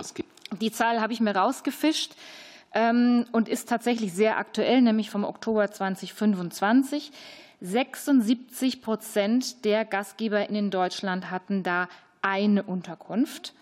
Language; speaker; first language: German; native; German